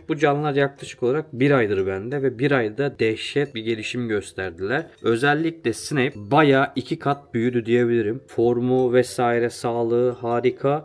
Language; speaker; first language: Turkish; native; Turkish